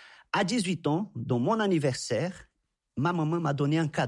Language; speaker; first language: French; non-native, fluent; Portuguese